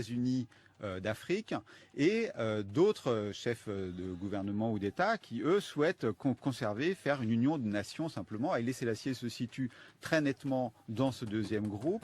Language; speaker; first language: French; native; French